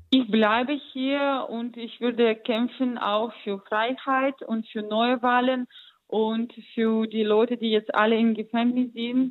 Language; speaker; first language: German; non-native, fluent; Russian